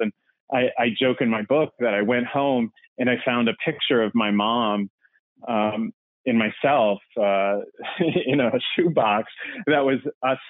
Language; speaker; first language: English; native; English